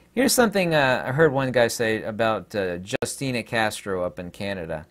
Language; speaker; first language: English; native; English